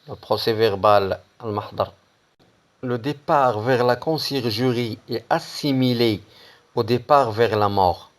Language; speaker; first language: French; non-native, local second language; Arabic